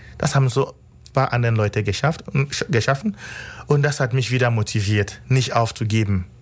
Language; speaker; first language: German; non-native, fluent; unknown